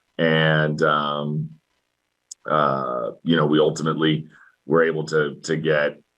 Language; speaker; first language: English; native; English